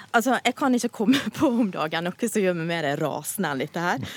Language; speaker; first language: Norwegian; native; Norwegian